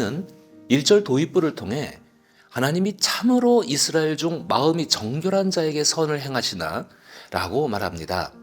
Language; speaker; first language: Korean; native; Korean